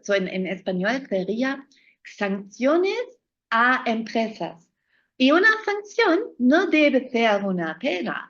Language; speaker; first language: Spanish; non-native, fluent; German